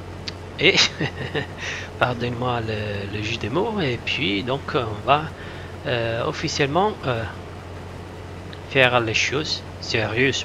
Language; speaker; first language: French; non-native, fluent; Italian